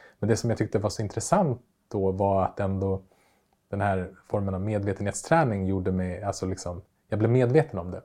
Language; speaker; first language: Swedish; native; Swedish